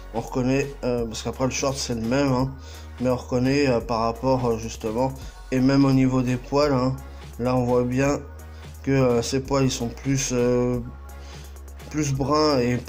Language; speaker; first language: French; native; French